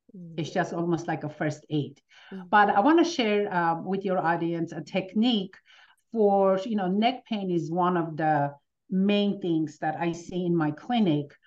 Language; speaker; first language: English; early bilingual, other home language; Armenian